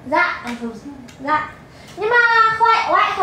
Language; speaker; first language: Vietnamese; non-native, learner; Indonesian